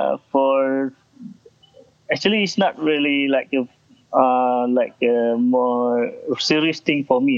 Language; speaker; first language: English; non-native, local second language; Malay